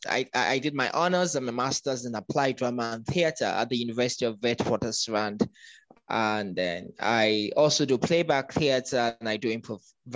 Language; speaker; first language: English; non-native, local second language; Yoruba